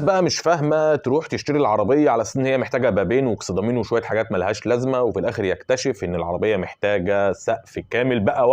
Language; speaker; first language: Arabic; native; Arabic